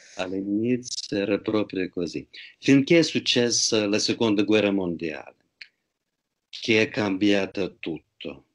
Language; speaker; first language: Italian; non-native, fluent; Russian